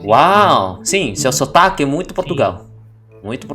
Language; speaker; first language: Portuguese; non-native, fluent; Indonesian